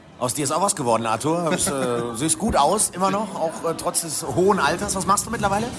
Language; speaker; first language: German; native; German